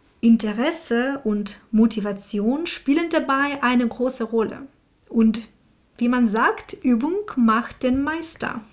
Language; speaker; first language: German; non-native, fluent; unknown